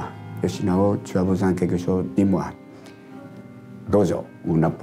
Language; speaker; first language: French; non-native, learner; Japanese